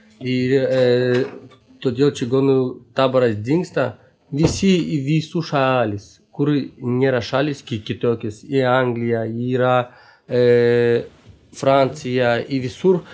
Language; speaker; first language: Lithuanian; non-native, local second language; Romany